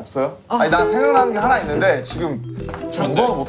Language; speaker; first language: Korean; native; Korean